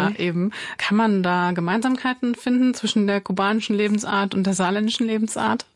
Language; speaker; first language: German; native; German